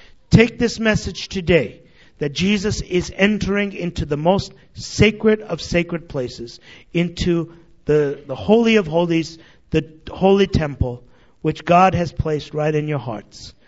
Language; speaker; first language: English; early bilingual, other home language; Armenian